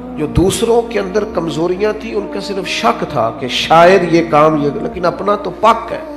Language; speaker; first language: Urdu; non-native, local second language; Punjabi